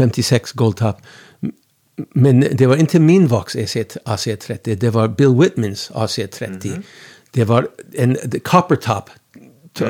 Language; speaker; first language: Swedish; non-native, fluent; English